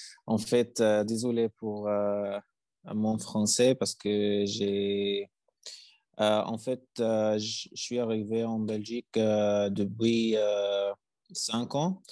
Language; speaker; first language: French; non-native, learner; Arabic